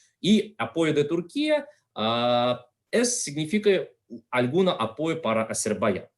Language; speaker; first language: Spanish; non-native, fluent; Russian